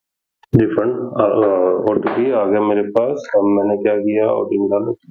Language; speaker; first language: Hindi; native; Hindi